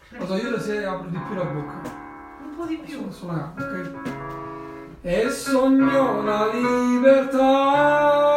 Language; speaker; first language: Italian; non-native, learner; Spanish